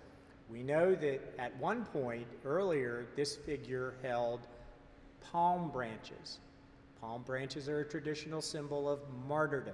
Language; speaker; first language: English; native; English